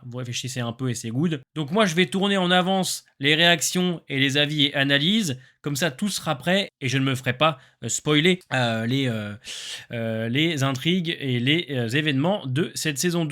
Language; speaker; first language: French; native; French